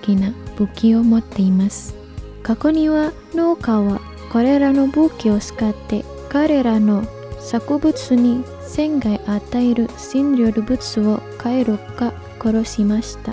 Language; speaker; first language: Japanese; non-native, fluent; Indonesian